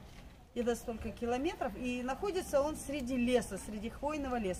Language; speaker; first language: Russian; native; Russian